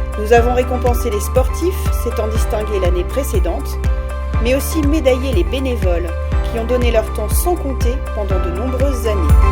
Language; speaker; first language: French; native; French